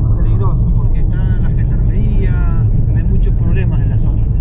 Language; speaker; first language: Spanish; native; Spanish